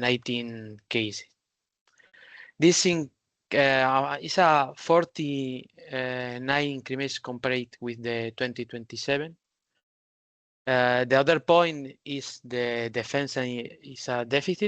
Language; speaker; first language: English; non-native, learner; Spanish